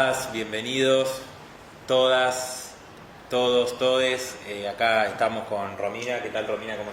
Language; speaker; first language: Spanish; native; Spanish